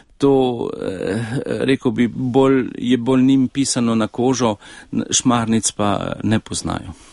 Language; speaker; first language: Slovenian; native; Slovenian